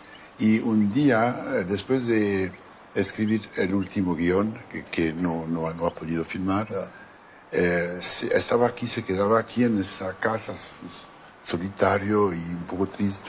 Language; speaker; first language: Spanish; non-native, fluent; French